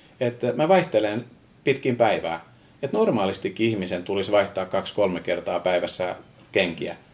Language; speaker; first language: Finnish; non-native, fluent; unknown